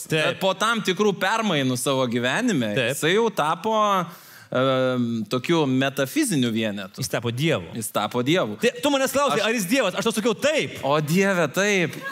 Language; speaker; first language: Lithuanian; native; Lithuanian